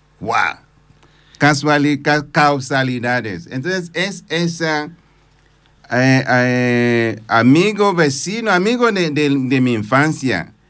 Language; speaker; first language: Spanish; non-native, fluent; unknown